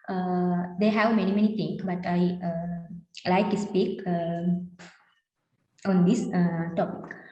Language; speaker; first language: English; non-native, learner; Sinhala